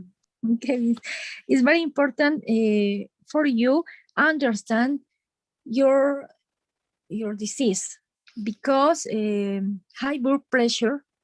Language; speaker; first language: English; non-native, learner; Spanish